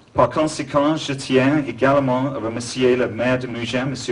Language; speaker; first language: French; non-native, learner; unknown